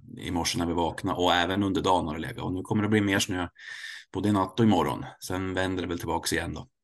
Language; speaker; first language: Swedish; native; Swedish